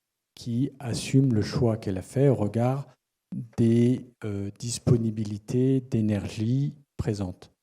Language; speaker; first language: French; native; French